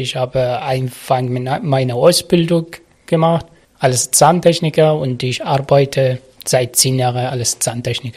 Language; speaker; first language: German; non-native, learner; Arabic